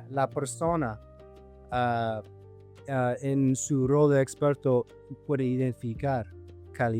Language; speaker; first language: Spanish; non-native, fluent; English